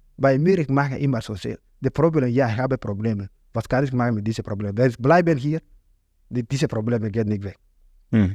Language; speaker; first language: German; non-native, learner; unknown